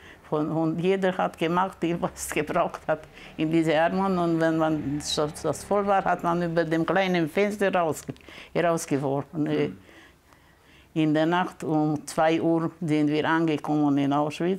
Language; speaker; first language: German; early bilingual, heritage; German